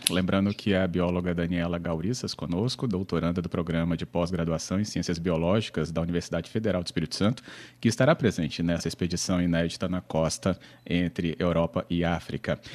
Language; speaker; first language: Portuguese; native; Portuguese